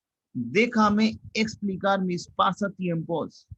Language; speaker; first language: Spanish; non-native, fluent; Hindi